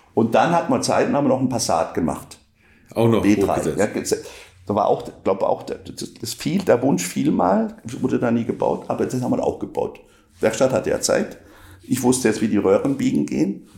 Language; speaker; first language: German; non-native, local second language; Swiss German